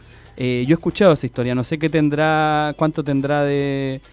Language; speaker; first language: Spanish; native; Spanish